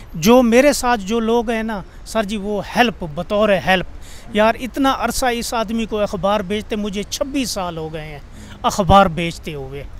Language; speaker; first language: Urdu; non-native, fluent; Saraiki